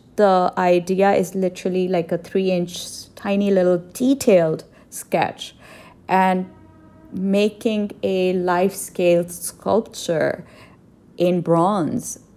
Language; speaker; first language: English; non-native, local second language; Urdu